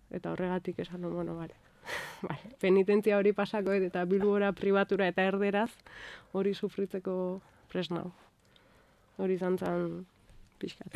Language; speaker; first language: Basque; native; Basque